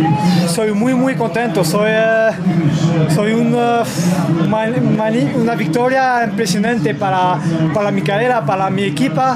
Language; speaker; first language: Spanish; non-native, learner; French